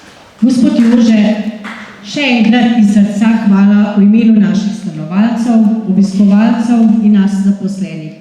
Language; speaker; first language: Slovenian; native; Slovenian